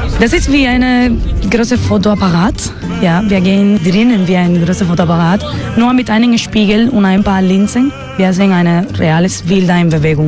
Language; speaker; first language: German; non-native, fluent; Spanish